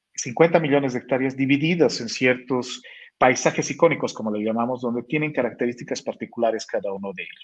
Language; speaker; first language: Spanish; native; Spanish